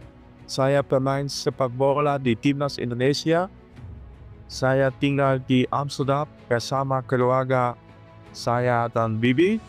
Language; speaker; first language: Indonesian; non-native, learner; Dutch